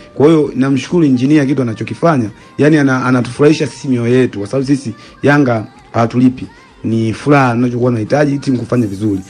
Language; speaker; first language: Swahili; native; Swahili